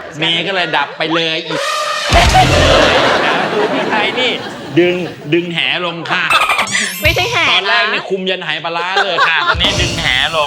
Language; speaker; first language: Thai; native; Thai